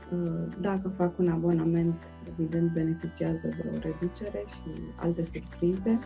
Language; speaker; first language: Romanian; native; Romanian